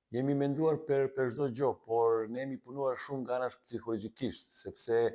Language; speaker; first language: Albanian; non-native, fluent; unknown